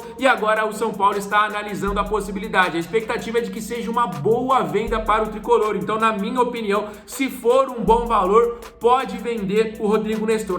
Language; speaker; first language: Portuguese; native; Portuguese